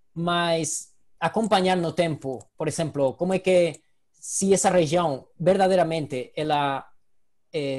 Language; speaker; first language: Portuguese; non-native, fluent; Spanish